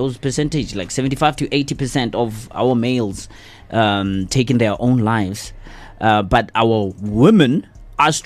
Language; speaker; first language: English; non-native, local second language; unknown